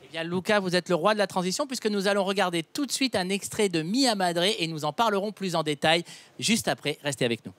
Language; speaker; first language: French; native; French